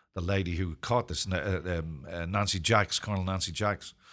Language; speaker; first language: English; native; English